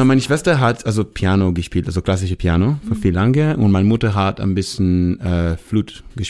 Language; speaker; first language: German; non-native, learner; Hebrew